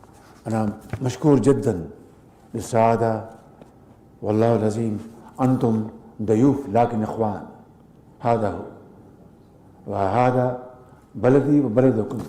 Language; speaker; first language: Arabic; non-native, learner; Urdu